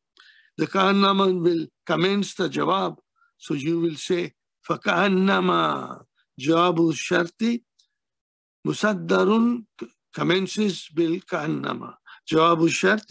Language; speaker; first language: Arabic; non-native, fluent; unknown